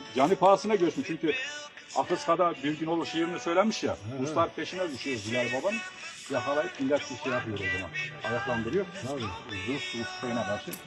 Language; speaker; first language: Turkish; native; Turkish